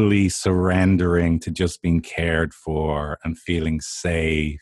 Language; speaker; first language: English; native; English